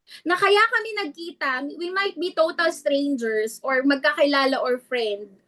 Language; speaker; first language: Filipino; non-native, local second language; Iloko